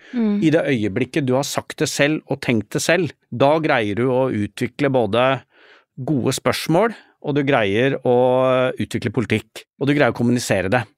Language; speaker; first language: Norwegian; native; Norwegian